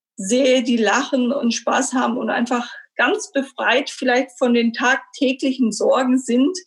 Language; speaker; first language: German; native; German